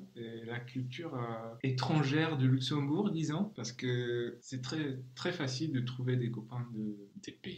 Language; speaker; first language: French; non-native, fluent; Czech